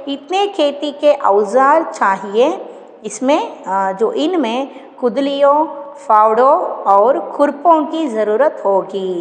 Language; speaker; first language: Hindi; non-native, local second language; Kannada